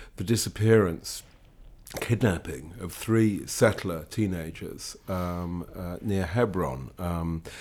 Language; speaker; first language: English; native; English